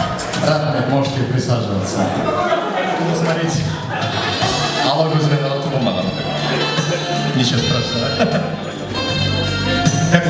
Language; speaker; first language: Russian; non-native, local second language; Kazakh